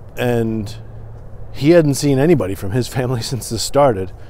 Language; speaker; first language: English; native; English